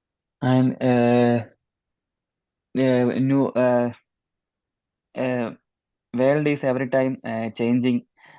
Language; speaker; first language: English; non-native, learner; Malayalam